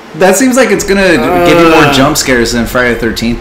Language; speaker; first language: English; native; English